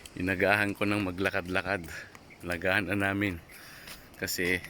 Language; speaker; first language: Filipino; non-native, local second language; Iloko